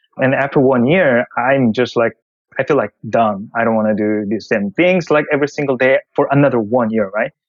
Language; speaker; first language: English; non-native, fluent; Korean